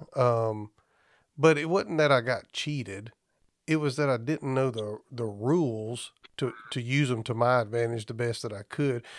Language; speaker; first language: English; native; English